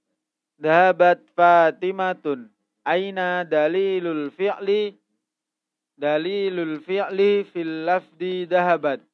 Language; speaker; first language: Arabic; non-native, learner; Indonesian